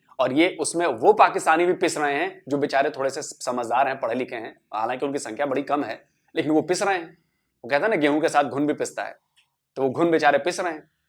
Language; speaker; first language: Hindi; native; Hindi